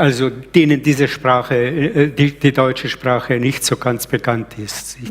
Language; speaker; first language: German; early bilingual, other home language; Slovenian